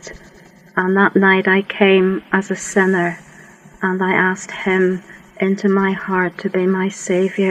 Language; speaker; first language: English; native; English